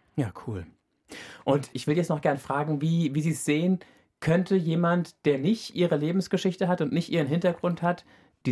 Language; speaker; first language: German; native; German